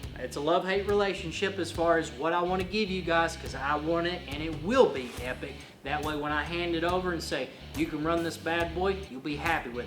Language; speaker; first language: English; native; English